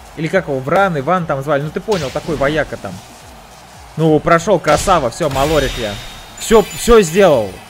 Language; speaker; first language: Russian; native; Russian